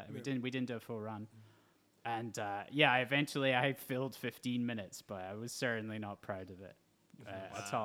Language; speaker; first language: English; native; English